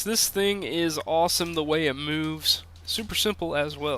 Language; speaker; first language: English; native; English